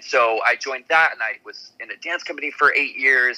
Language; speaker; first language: English; native; English